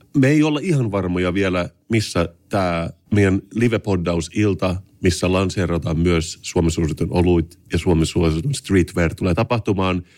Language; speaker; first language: Finnish; native; Finnish